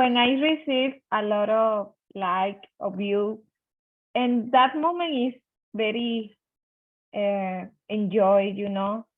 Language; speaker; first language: English; non-native, learner; Spanish